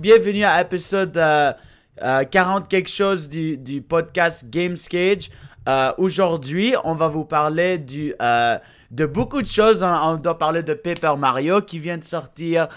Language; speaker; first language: French; non-native, learner; English